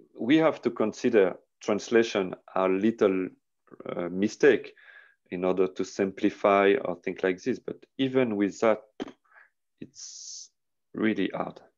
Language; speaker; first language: English; non-native, learner; French